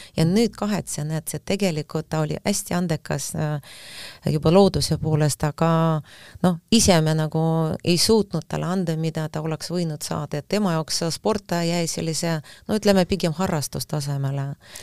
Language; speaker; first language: Estonian; non-native, fluent; Russian